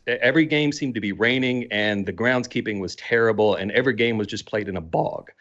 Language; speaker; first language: English; native; English